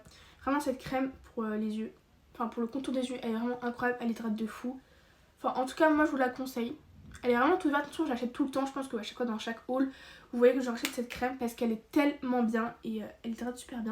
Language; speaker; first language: French; native; French